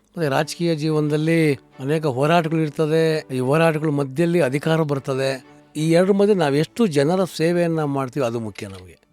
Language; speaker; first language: Kannada; native; Kannada